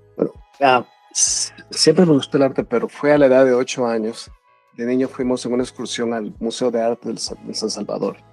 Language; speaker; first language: Spanish; native; Spanish